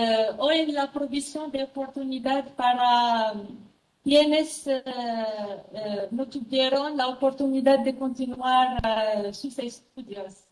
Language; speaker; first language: Spanish; non-native, fluent; French